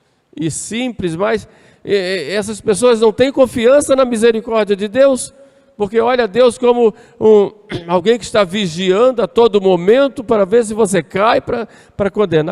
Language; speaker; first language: Portuguese; native; Portuguese